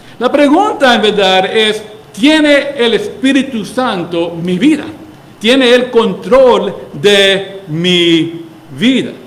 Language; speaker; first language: Spanish; early bilingual, heritage; Spanish